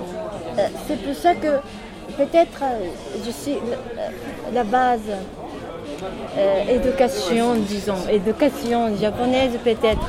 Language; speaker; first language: French; non-native, learner; Japanese